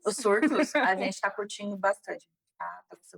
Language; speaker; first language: Portuguese; native; Portuguese